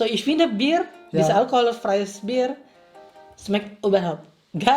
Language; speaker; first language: German; non-native, learner; Indonesian